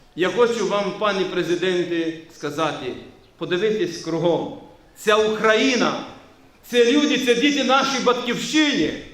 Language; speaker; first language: Ukrainian; non-native, local second language; Romanian